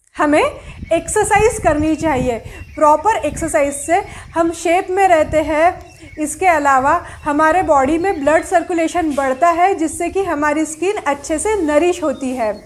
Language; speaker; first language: Hindi; non-native, local second language; Marathi